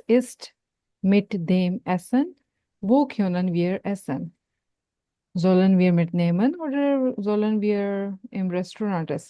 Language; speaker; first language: German; non-native, fluent; Urdu